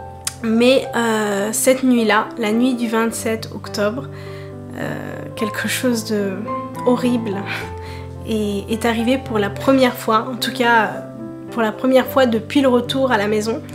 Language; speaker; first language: French; native; French